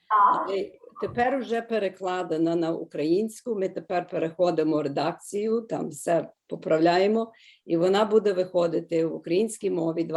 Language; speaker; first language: Ukrainian; early bilingual, heritage; Ukrainian